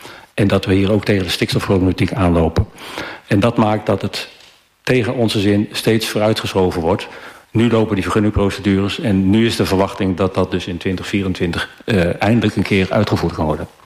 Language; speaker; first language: Dutch; native; Dutch